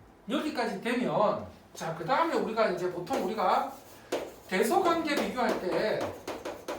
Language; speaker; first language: Korean; native; Korean